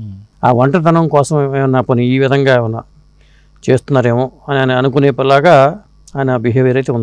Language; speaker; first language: Telugu; native; Telugu